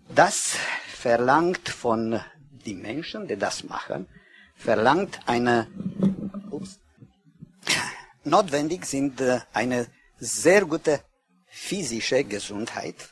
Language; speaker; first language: German; non-native, learner; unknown